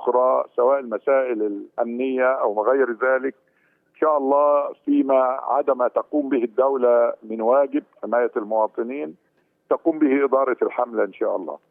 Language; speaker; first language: Arabic; native; Arabic